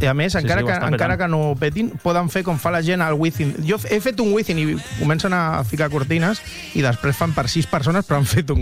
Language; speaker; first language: Catalan; native; Catalan